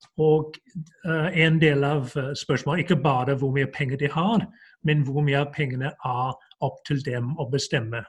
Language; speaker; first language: Norwegian; non-native, fluent; English